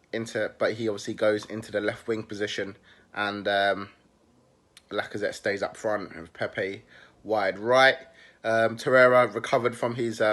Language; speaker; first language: English; native; English